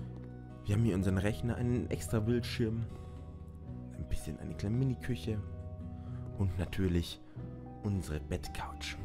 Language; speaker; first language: German; native; German